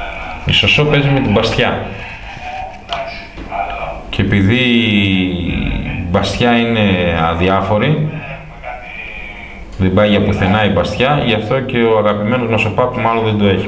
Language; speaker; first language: Greek; native; Greek